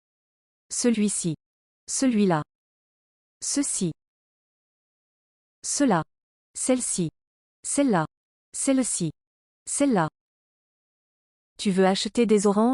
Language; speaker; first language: French; non-native, learner; English